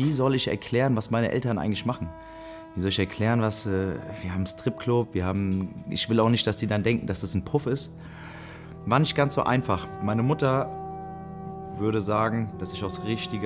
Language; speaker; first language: German; native; German